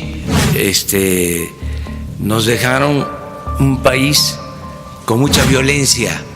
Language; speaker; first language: Spanish; native; Spanish